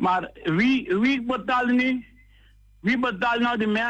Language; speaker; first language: Dutch; non-native, local second language; Papiamento